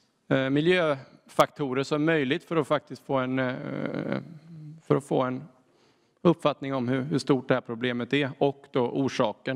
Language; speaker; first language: Swedish; native; Swedish